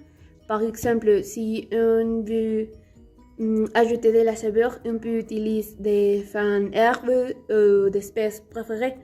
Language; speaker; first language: French; non-native, learner; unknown